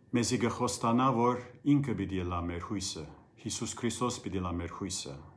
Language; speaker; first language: Armenian; early bilingual, heritage; Armenian